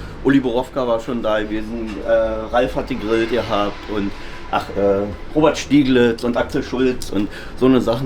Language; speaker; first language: German; native; German